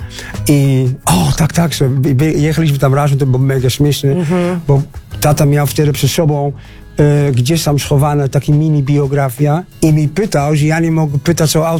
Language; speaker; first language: Polish; non-native, fluent; Dutch